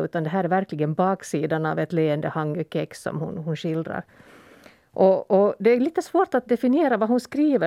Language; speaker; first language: Swedish; native; Swedish